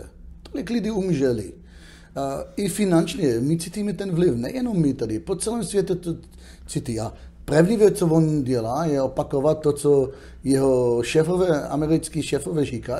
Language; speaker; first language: Czech; non-native, fluent; Hebrew